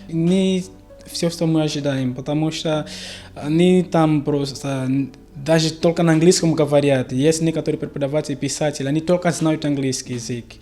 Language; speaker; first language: Russian; non-native, learner; Portuguese